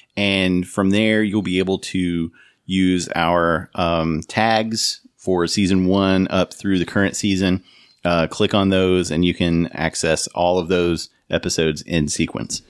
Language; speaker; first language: English; native; English